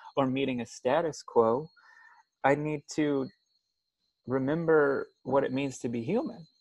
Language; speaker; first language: English; native; English